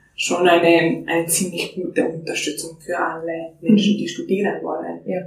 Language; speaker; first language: German; non-native, fluent; Finnish